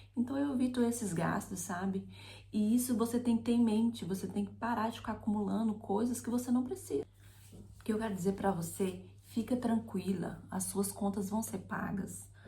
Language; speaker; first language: Portuguese; native; Portuguese